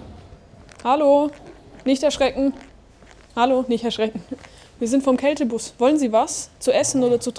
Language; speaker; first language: German; native; German